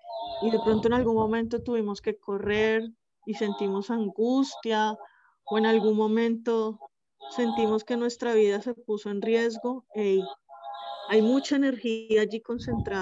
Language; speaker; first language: Spanish; native; Spanish